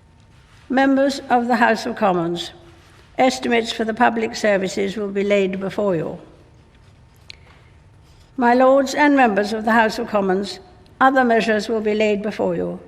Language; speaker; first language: English; native; English